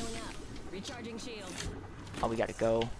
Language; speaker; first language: English; native; English